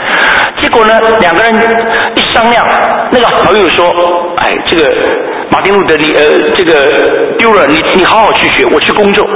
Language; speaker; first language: Chinese; native; Chinese